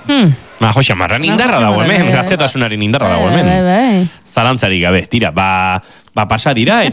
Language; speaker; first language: Basque; native; Basque